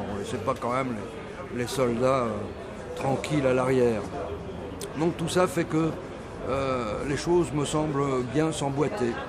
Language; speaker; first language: French; native; French